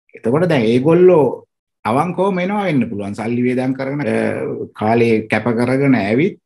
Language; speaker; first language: Sinhala; native; Sinhala